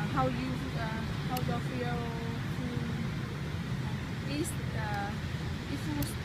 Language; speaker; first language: English; non-native, learner; Vietnamese